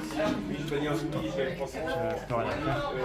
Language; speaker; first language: French; native; French